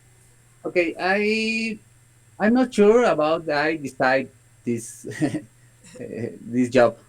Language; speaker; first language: English; non-native, learner; Spanish